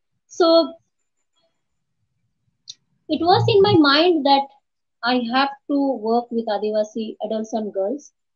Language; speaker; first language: English; non-native, local second language; Hindi